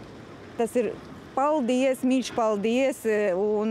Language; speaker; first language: Latvian; non-native, fluent; Ukrainian